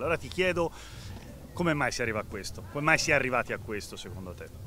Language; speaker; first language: Italian; native; Italian